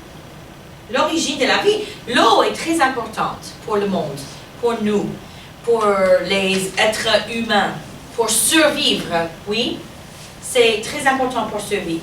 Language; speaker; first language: French; non-native, fluent; English